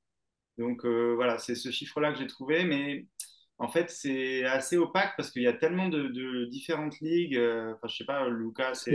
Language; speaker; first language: French; native; French